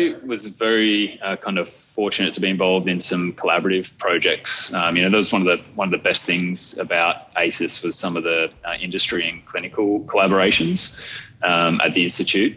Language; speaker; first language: English; native; English